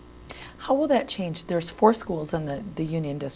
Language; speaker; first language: English; native; English